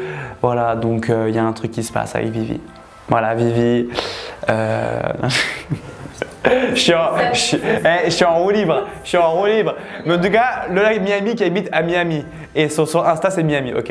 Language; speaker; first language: French; native; French